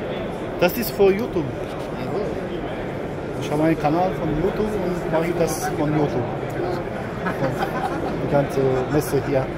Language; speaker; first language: German; non-native, learner; Romanian